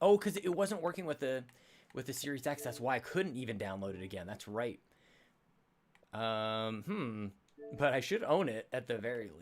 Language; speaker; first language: English; native; English